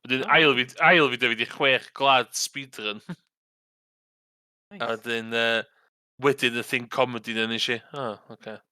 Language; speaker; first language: Welsh; native; Welsh